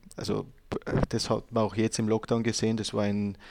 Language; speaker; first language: German; native; German